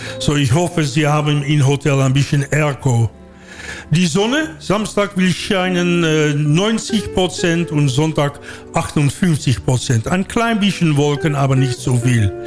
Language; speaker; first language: German; non-native, learner; Dutch